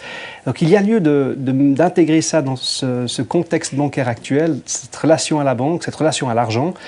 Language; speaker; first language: French; native; French